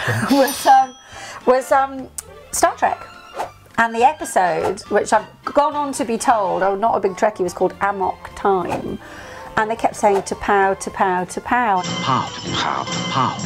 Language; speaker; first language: English; native; English